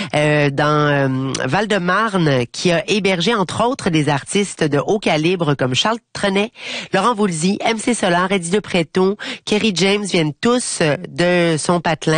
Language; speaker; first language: French; native; French